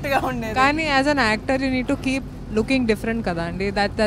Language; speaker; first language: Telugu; non-native, fluent; Hindi